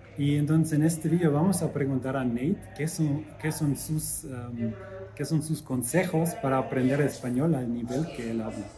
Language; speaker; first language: Spanish; non-native, fluent; German